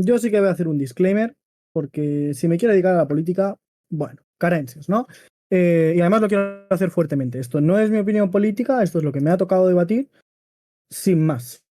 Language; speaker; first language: Spanish; native; Spanish